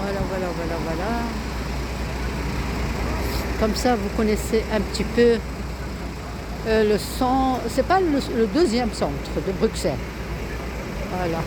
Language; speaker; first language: French; non-native, local second language; Arabic